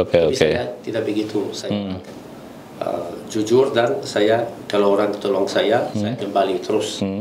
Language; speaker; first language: Indonesian; non-native, learner; Italian